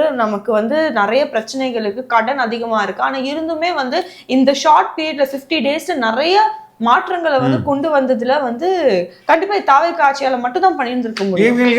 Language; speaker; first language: Tamil; native; Tamil